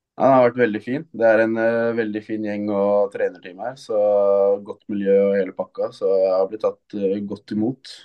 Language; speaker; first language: Norwegian; native; Norwegian